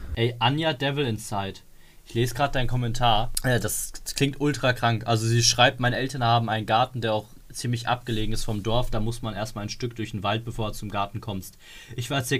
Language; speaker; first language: German; native; German